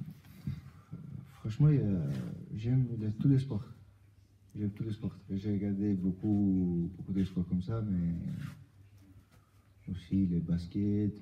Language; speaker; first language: French; non-native, learner; Albanian